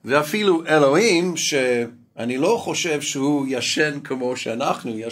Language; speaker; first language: Hebrew; non-native, fluent; English